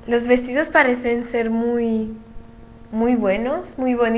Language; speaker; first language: Spanish; non-native, learner; French